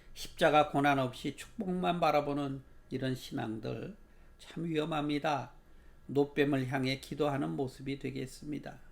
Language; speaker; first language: Korean; native; Korean